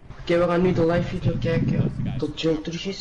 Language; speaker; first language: Dutch; native; Dutch